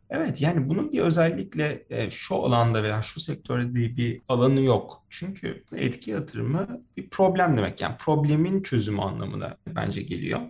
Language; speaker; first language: Turkish; native; Turkish